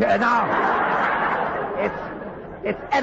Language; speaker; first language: English; native; English